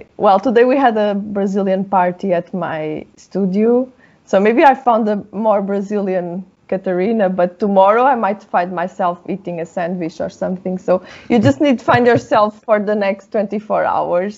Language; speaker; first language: English; non-native, fluent; Portuguese